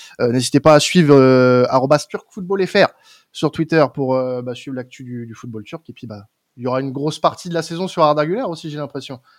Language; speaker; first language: French; native; French